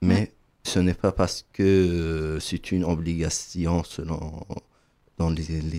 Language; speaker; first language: French; non-native, learner; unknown